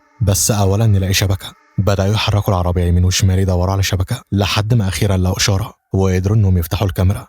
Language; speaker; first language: Arabic; native; Arabic